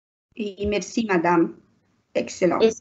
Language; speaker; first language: French; non-native, learner; Arabic